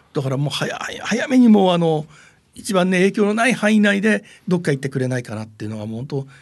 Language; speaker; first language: Japanese; native; Japanese